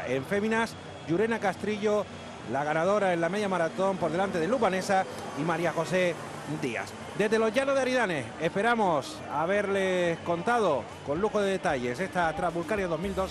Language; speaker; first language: Spanish; native; Spanish